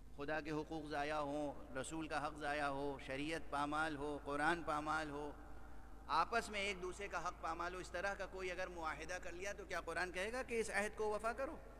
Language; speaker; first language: Urdu; native; Urdu